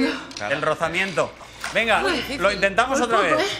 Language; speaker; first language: Spanish; native; Spanish